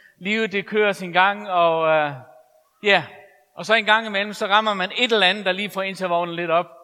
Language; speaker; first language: Danish; non-native, local second language; Faroese